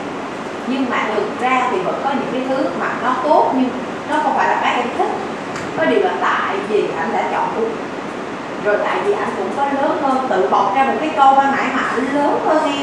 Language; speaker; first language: Vietnamese; native; Vietnamese